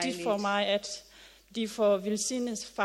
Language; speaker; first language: Danish; non-native, learner; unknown